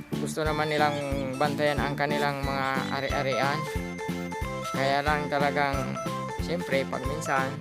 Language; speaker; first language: Filipino; non-native, local second language; Bikol